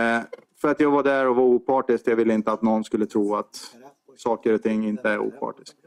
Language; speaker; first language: Swedish; native; Swedish